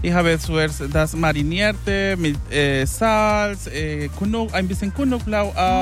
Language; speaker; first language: German; non-native, learner; Spanish